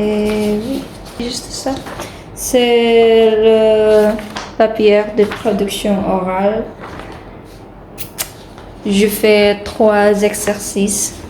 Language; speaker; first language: French; non-native, learner; Indonesian